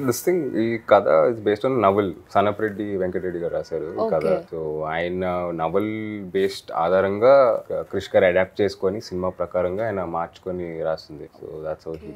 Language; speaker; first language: Telugu; native; Telugu